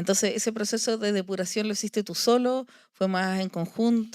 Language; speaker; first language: Spanish; native; Spanish